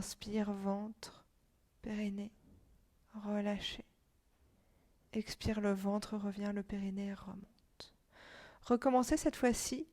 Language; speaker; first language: French; native; French